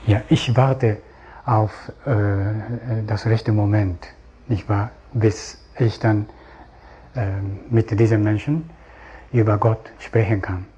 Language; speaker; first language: German; non-native, fluent; Japanese